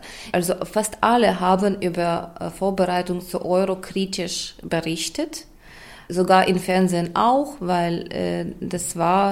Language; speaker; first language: German; non-native, fluent; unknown